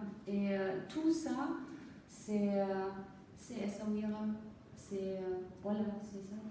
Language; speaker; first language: French; non-native, fluent; German